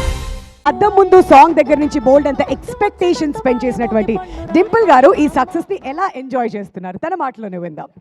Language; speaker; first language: Telugu; native; Telugu